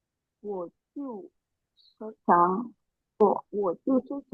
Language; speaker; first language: Chinese; non-native, learner; Indonesian